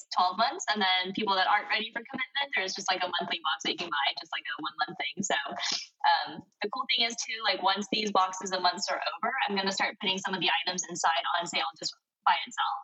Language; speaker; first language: English; non-native, local second language; Korean